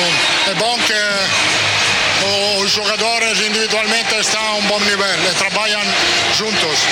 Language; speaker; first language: Portuguese; non-native, learner; Italian